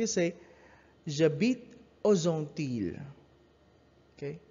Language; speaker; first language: French; non-native, learner; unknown